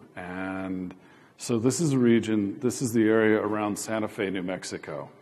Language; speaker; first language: English; native; English